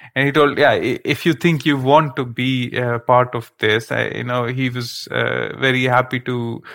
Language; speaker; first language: English; non-native, local second language; Kannada